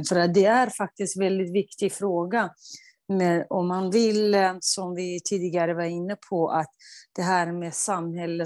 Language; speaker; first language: Swedish; non-native, fluent; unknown